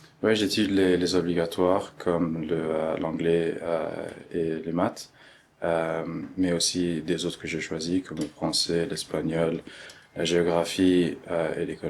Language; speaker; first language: French; early bilingual, other home language; Arabic